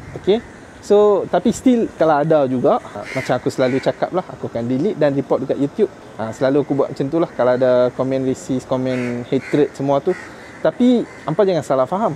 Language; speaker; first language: Malay; native; Malay